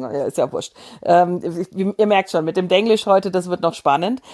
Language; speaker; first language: German; native; German